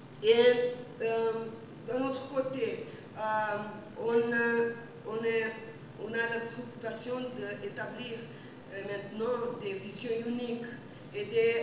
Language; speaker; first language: French; non-native, fluent; Portuguese